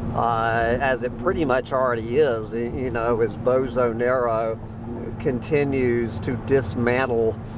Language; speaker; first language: English; native; English